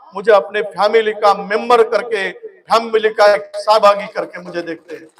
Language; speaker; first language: Hindi; non-native, local second language; Marathi